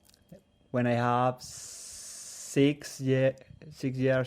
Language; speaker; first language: English; non-native, learner; Spanish